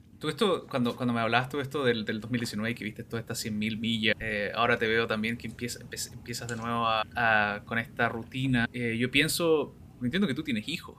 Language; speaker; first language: Spanish; native; Spanish